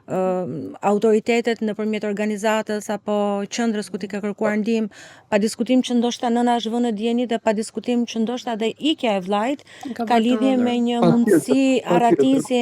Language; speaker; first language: Albanian; native; Albanian